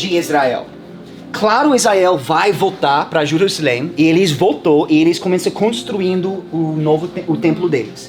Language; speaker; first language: Portuguese; non-native, fluent; English